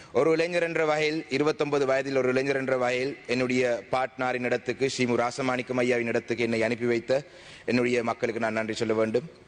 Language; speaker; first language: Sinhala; non-native, local second language; Tamil